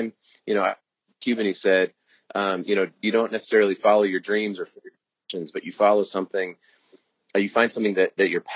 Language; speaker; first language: English; native; English